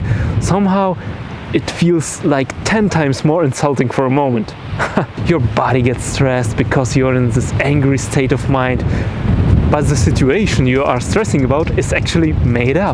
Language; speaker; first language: English; non-native, fluent; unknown